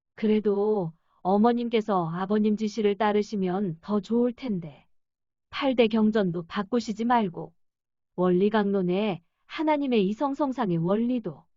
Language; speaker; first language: Korean; non-native, fluent; Japanese